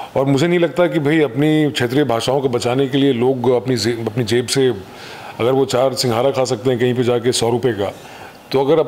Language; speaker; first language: Hindi; native; Hindi